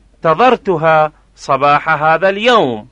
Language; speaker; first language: Arabic; non-native, fluent; Persian